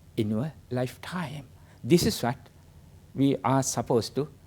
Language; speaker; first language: English; non-native, local second language; Sinhala